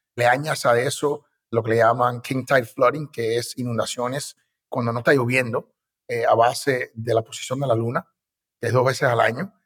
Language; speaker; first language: Spanish; early bilingual, heritage; Spanish